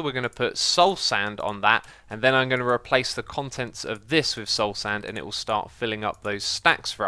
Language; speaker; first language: English; native; English